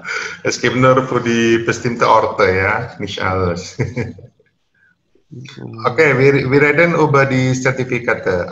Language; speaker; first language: German; non-native, learner; Indonesian